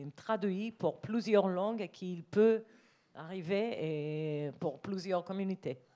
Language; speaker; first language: French; non-native, learner; Hebrew